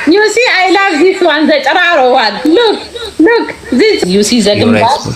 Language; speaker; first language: English; non-native, learner; Amharic